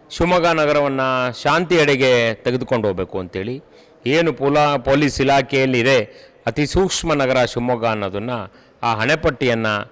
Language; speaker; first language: Kannada; native; Kannada